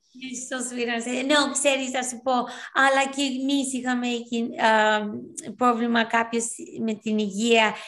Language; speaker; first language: Greek; early bilingual, heritage; Greek